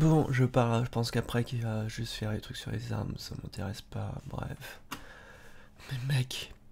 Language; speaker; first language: French; native; French